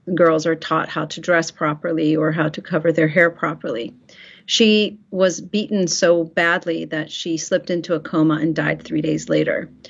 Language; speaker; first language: English; early bilingual, other home language; Persian